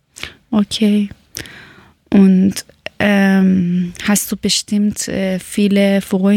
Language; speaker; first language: German; non-native, fluent; Persian